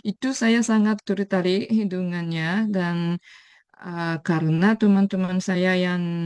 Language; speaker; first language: Indonesian; non-native, fluent; Japanese